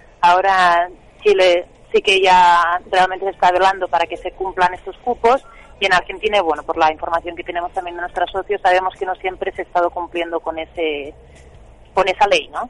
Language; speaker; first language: Spanish; non-native, local second language; Catalan